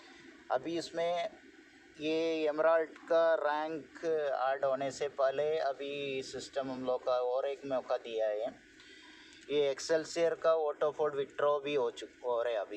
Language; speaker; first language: Hindi; non-native, local second language; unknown